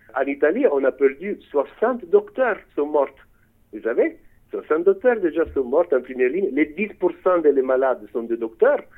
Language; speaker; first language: French; non-native, fluent; Italian